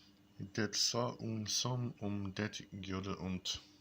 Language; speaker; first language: Danish; non-native, learner; English